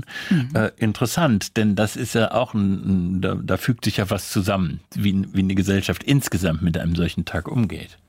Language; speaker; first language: German; native; German